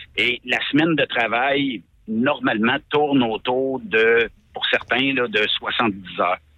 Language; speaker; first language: French; native; French